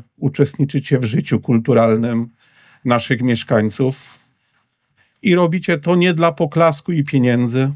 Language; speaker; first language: Polish; native; Polish